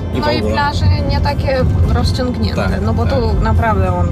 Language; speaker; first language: Polish; non-native, learner; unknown